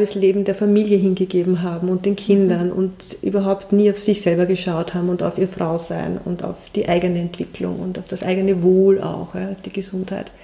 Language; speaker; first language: German; native; German